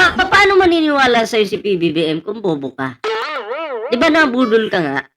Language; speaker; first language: Filipino; native; Filipino